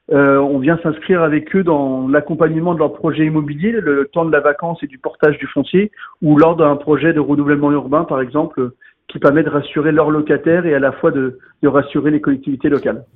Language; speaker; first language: French; native; French